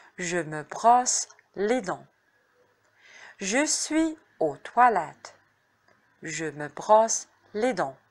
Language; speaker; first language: French; non-native, fluent; Arabic